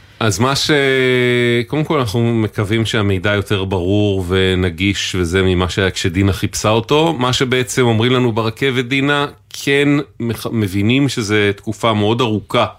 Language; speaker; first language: Hebrew; native; Hebrew